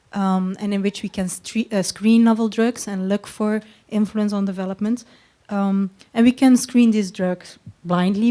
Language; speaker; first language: English; non-native, fluent; Dutch